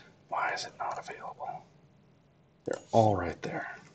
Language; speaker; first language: English; native; English